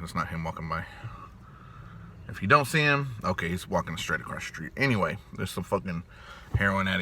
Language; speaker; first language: English; native; English